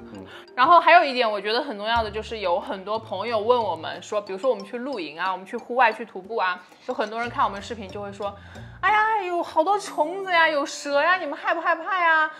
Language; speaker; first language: Chinese; native; Chinese